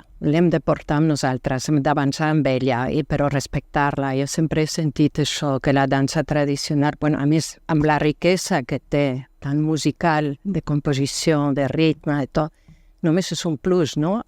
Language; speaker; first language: Catalan; non-native, fluent; French